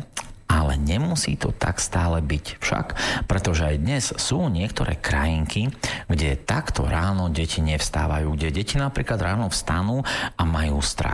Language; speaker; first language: Slovak; native; Slovak